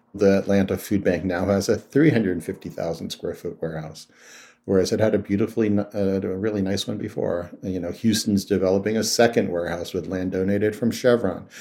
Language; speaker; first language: English; native; English